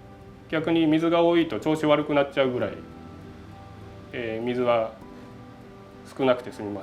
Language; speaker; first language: Japanese; native; Japanese